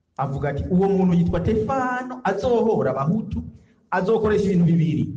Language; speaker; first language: Rundi; native; Rundi